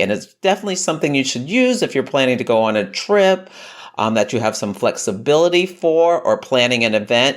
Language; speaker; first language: English; native; English